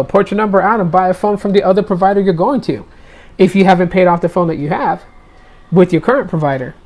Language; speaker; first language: English; native; English